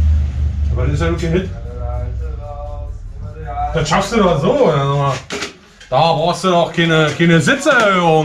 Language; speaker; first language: German; native; German